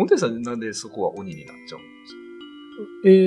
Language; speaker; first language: Japanese; native; Japanese